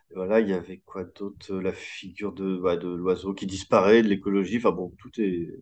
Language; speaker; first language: French; native; French